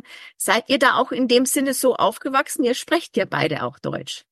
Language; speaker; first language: German; native; German